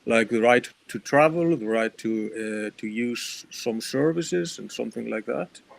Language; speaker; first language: English; non-native, fluent; Icelandic